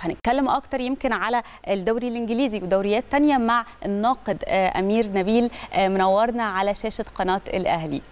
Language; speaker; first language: Arabic; native; Arabic